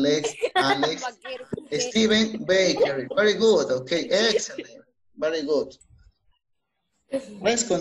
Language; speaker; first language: English; non-native, fluent; Spanish